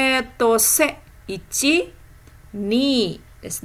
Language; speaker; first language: Japanese; non-native, fluent; Indonesian